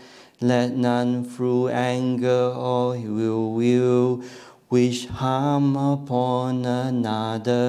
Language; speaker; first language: English; non-native, local second language; Chinese